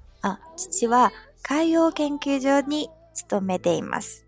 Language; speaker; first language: Japanese; non-native, fluent; Chinese